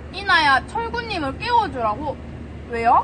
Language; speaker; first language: Korean; native; Korean